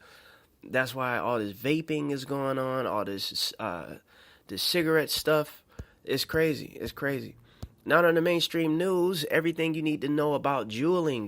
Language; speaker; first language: English; native; English